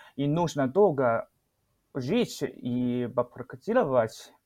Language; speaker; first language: Russian; non-native, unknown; Chinese